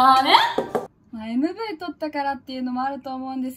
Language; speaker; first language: Japanese; native; Japanese